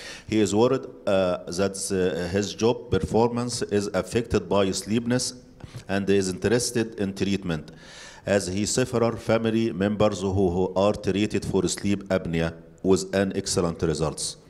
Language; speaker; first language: English; non-native, fluent; Arabic